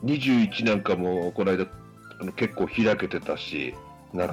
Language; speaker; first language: Japanese; native; Japanese